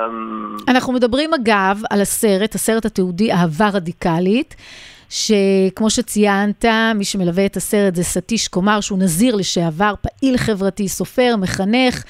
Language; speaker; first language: Hebrew; native; Hebrew